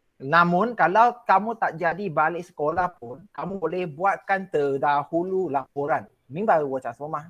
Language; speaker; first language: Malay; non-native, local second language; Chinese